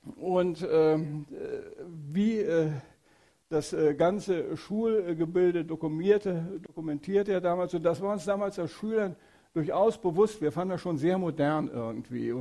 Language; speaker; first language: German; native; German